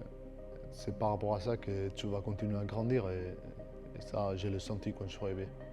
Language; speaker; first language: French; non-native, fluent; Spanish